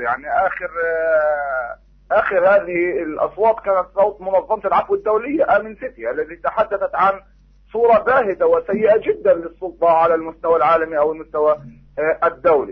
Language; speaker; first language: Arabic; native; Arabic